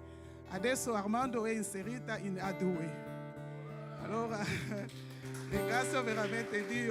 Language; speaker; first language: Italian; non-native, fluent; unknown